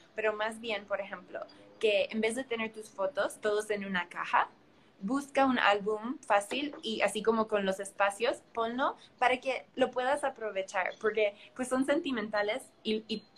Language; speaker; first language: Spanish; early bilingual, heritage; Spanish